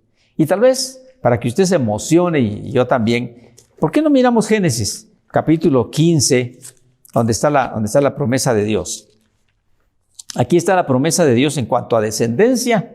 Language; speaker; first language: Spanish; native; Spanish